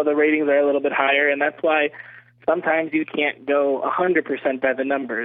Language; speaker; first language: English; native; English